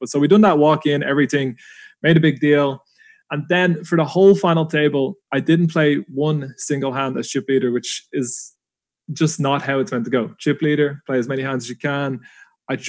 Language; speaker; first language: English; native; English